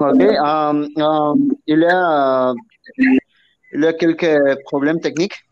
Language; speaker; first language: French; non-native, learner; Spanish